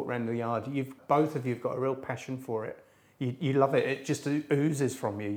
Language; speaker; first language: English; native; English